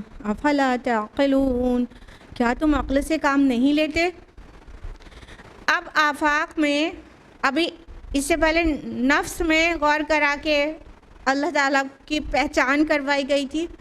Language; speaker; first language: Urdu; native; Urdu